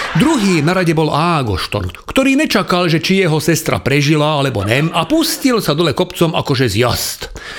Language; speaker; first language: Slovak; non-native, local second language; Hungarian